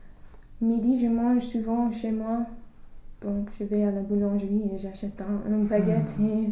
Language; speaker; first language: French; non-native, learner; English